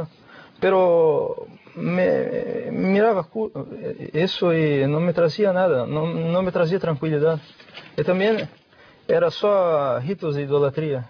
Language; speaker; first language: Spanish; non-native, fluent; Portuguese